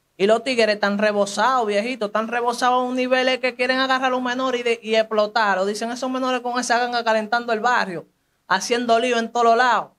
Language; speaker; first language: Spanish; native; Spanish